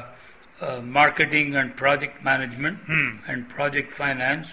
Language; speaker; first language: English; non-native, local second language; Tamil